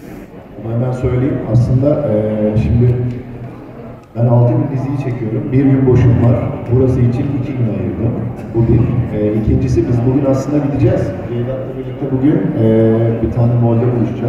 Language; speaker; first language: Turkish; native; Turkish